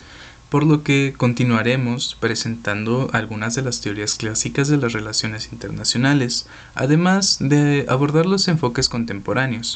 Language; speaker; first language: Spanish; native; Spanish